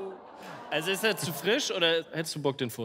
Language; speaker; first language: German; native; German